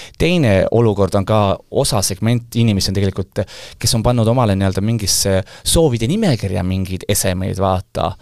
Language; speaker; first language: Estonian; non-native, local second language; Russian